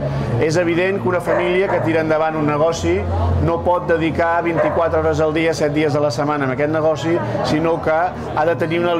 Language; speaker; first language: Catalan; native; Catalan